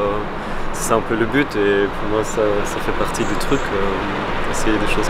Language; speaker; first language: French; non-native, fluent; German